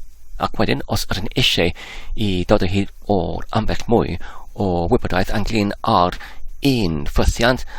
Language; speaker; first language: Welsh; non-native, learner; English